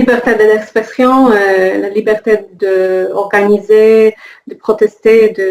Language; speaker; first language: French; non-native, learner; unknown